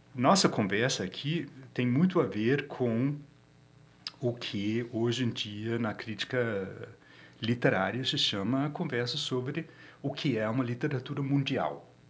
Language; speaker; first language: Portuguese; non-native, fluent; Danish